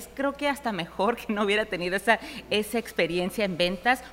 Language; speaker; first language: Spanish; early bilingual, heritage; Spanish